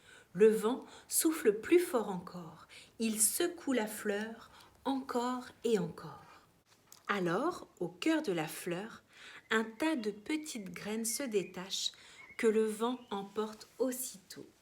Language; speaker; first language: French; native; French